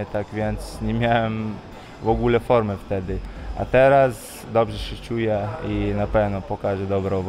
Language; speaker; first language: Polish; non-native, fluent; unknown